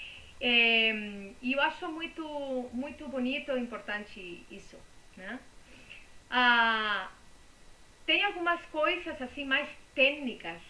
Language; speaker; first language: Portuguese; non-native, fluent; Spanish